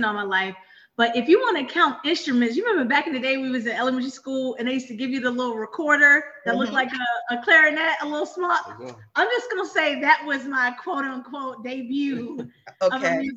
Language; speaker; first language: English; native; English